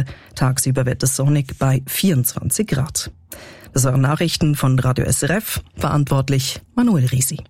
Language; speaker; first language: German; native; German